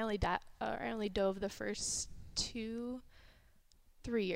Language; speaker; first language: English; native; English